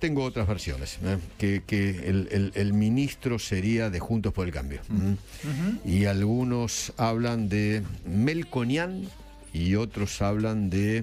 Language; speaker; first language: Spanish; native; Spanish